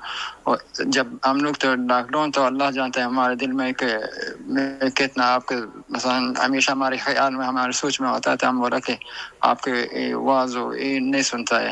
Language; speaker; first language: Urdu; non-native, learner; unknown